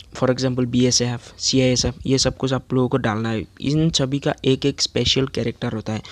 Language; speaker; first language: Hindi; non-native, local second language; Assamese